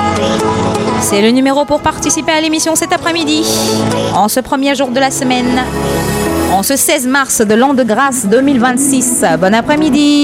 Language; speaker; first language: French; native; French